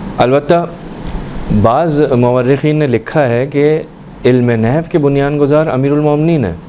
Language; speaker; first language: Urdu; native; Urdu